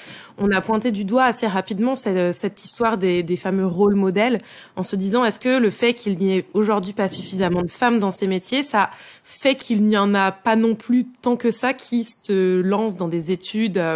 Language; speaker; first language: French; native; French